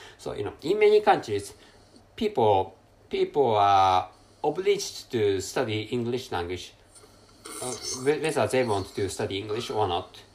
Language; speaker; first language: English; non-native, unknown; Japanese